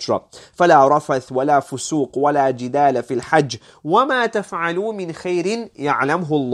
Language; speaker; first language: Arabic; non-native, fluent; English